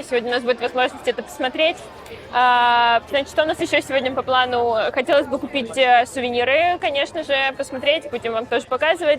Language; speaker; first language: Russian; native; Russian